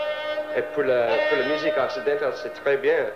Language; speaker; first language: French; non-native, learner; English